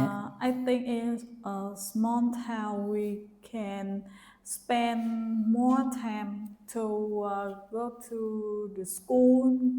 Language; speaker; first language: English; non-native, learner; Vietnamese